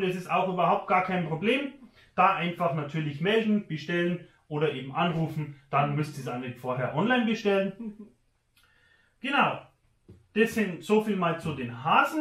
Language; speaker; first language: German; native; German